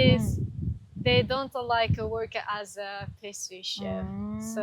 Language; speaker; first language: English; non-native, learner; Japanese